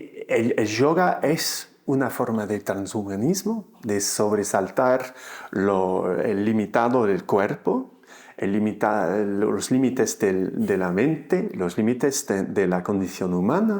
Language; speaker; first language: Spanish; non-native, fluent; English